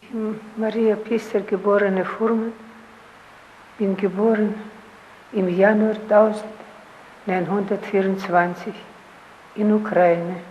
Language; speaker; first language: German; early bilingual, heritage; German